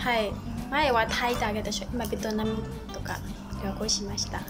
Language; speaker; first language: Japanese; non-native, learner; Burmese